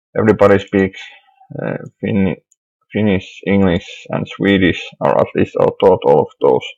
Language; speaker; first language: English; non-native, fluent; Finnish